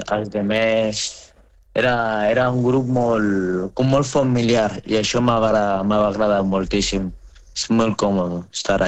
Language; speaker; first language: Catalan; non-native, fluent; Arabic